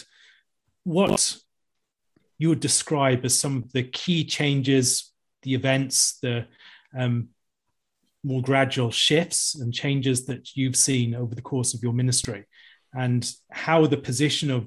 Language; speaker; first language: English; native; English